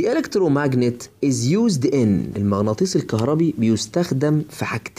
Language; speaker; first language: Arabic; native; Arabic